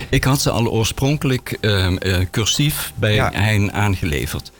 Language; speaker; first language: Dutch; native; Dutch